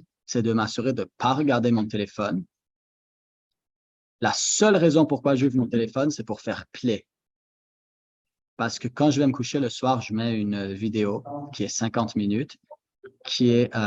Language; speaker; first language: French; native; French